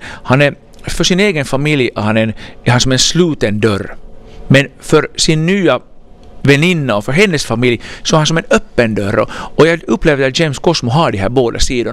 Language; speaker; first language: Swedish; native; Swedish